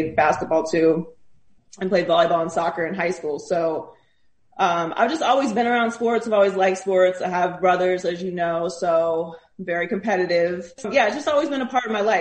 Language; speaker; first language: English; native; English